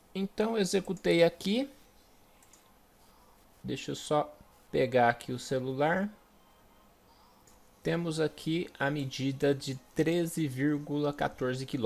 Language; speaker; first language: Portuguese; native; Portuguese